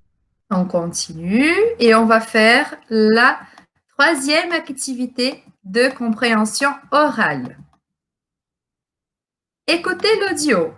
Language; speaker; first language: French; non-native, fluent; Portuguese